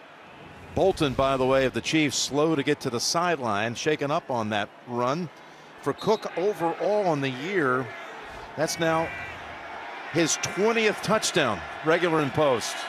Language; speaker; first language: English; native; English